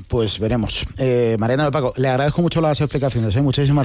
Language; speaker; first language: Spanish; native; Spanish